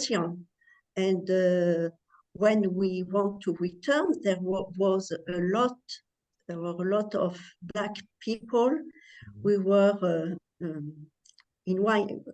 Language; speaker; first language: English; non-native, learner; French